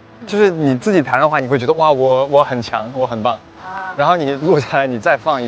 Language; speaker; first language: Chinese; native; Chinese